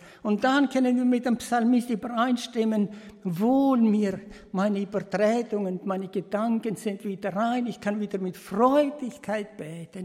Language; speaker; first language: German; early bilingual, heritage; German